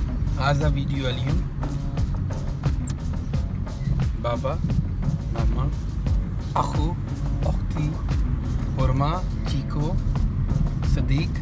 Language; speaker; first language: Arabic; non-native, learner; Hindi